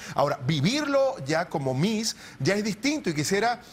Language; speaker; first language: Spanish; native; Spanish